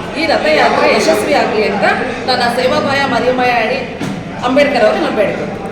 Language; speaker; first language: Kannada; non-native, local second language; Lambadi